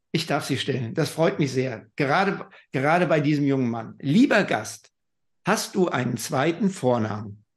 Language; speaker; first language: German; native; German